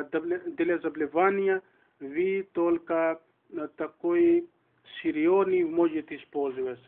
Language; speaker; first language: Russian; non-native, learner; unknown